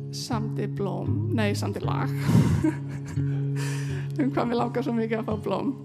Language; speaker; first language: Icelandic; native; Icelandic